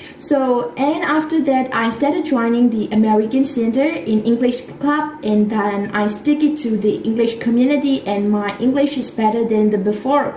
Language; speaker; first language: English; non-native, fluent; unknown